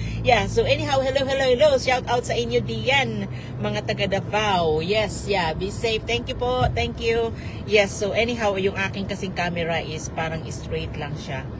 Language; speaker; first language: Filipino; non-native, local second language; Cebuano